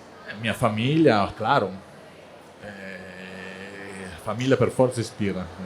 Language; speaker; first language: Portuguese; non-native, learner; Italian